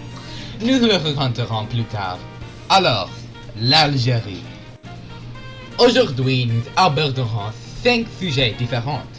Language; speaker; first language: French; non-native, learner; English